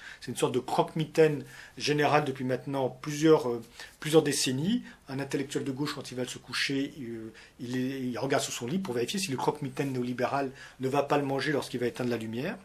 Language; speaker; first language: French; native; French